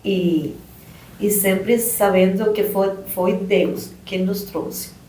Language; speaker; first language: Portuguese; non-native, learner; Spanish